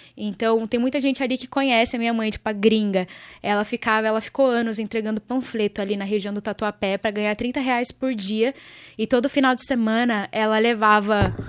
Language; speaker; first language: Portuguese; early bilingual, other home language; Arabic